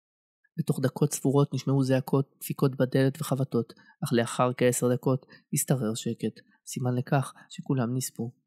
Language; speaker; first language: Hebrew; native; Hebrew